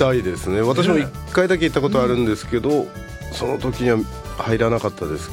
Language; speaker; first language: Japanese; native; Japanese